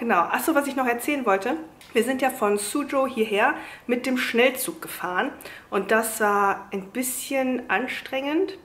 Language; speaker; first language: German; native; German